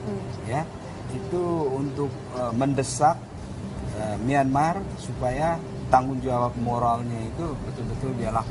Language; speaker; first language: Indonesian; native; Indonesian